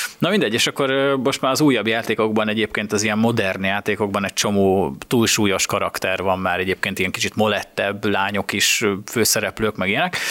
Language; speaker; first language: Hungarian; native; Hungarian